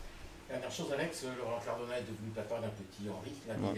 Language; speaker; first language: French; native; French